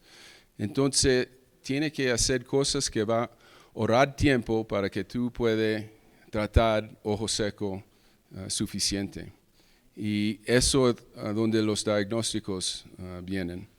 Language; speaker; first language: Spanish; early bilingual, heritage; English